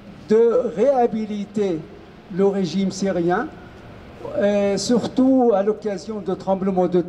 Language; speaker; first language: French; non-native, fluent; Arabic